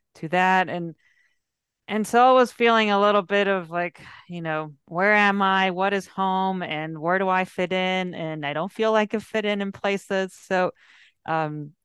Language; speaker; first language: English; early bilingual, heritage; English